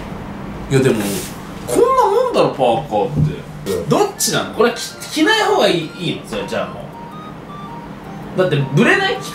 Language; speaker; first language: Japanese; native; Japanese